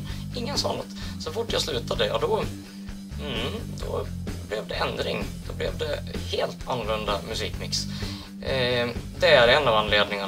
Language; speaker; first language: Swedish; native; Swedish